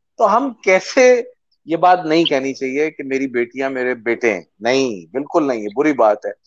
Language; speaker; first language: Urdu; native; Urdu